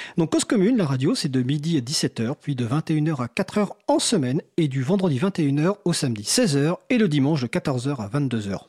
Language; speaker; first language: French; native; French